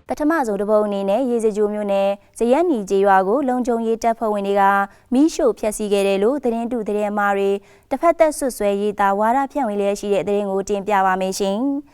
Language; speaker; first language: Burmese; native; Burmese